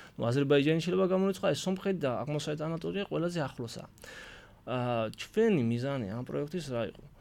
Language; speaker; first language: Georgian; native; Georgian